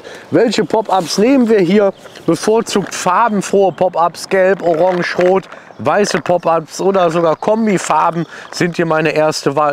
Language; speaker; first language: German; native; German